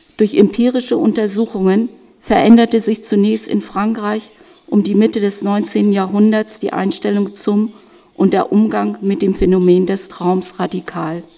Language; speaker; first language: German; native; German